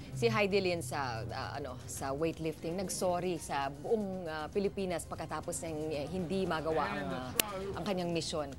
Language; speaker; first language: Filipino; native; Filipino